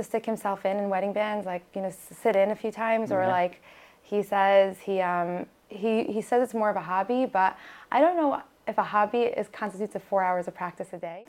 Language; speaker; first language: English; native; English